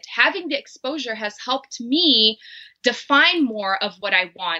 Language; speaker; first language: English; non-native, fluent; Portuguese